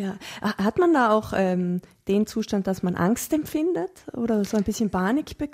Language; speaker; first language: German; native; German